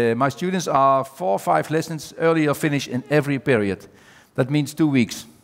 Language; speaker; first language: English; non-native, fluent; Dutch